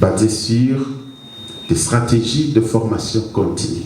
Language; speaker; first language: French; non-native, local second language; Rundi